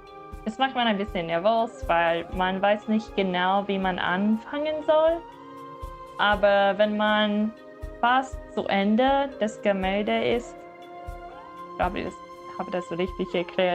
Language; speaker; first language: German; non-native, learner; English